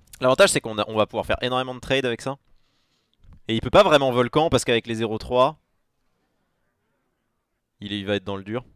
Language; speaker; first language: French; native; French